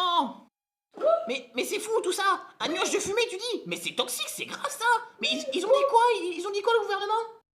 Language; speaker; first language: French; native; French